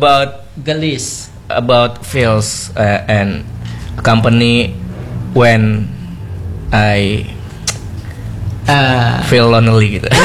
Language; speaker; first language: English; non-native, learner; Indonesian